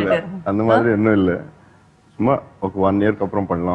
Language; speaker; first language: Tamil; non-native, learner; Telugu